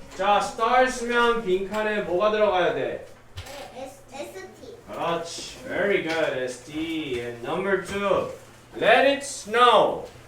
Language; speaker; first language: Korean; native; Korean